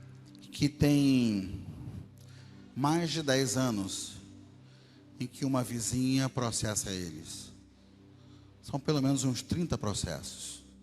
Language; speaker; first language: Portuguese; native; Portuguese